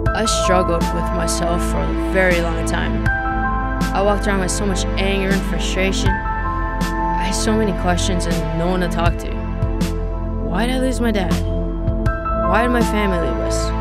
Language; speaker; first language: English; native; English